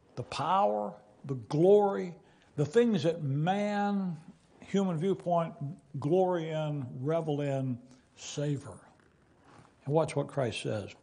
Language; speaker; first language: English; native; English